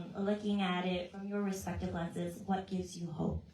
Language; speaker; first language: English; early bilingual, other home language; Vietnamese